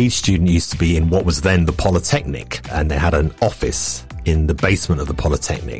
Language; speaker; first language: English; native; English